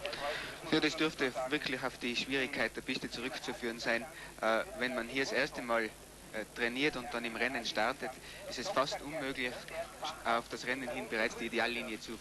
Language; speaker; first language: German; native; German